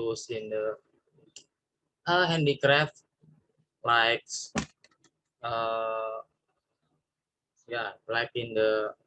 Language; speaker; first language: English; non-native, learner; Indonesian